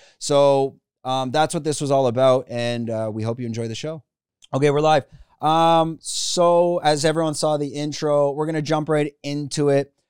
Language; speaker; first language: English; native; English